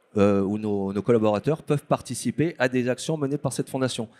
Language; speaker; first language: French; native; French